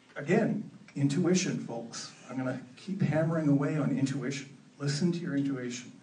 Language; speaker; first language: English; native; English